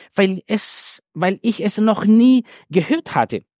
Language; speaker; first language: German; non-native, fluent; Spanish